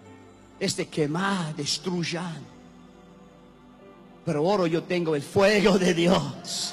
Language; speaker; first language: Spanish; non-native, learner; English